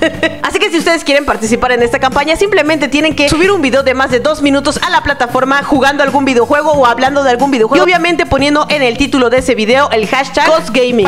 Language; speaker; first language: Spanish; native; Spanish